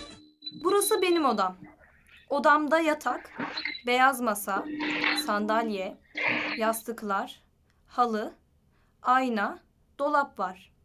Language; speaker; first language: Turkish; non-native, learner; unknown